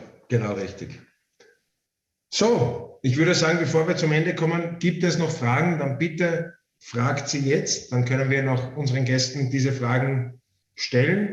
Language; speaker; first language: German; native; German